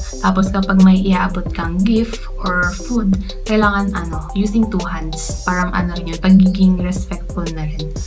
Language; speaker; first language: Filipino; native; Filipino